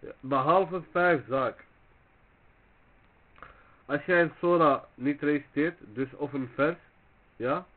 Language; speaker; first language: Dutch; early bilingual, other home language; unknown